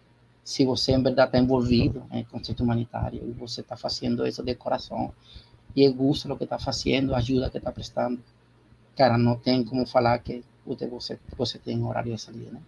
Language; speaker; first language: Portuguese; non-native, learner; Spanish